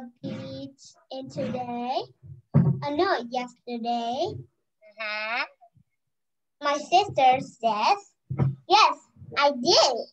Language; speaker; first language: English; non-native, learner; Vietnamese